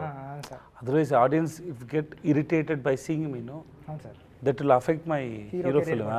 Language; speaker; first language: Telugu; non-native, learner; Tamil